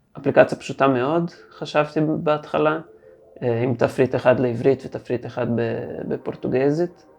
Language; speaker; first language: Hebrew; non-native, fluent; Portuguese